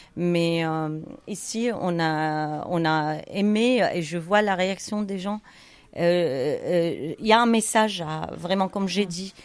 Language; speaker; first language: French; non-native, fluent; Arabic